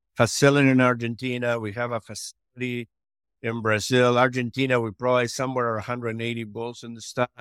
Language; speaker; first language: English; non-native, fluent; Spanish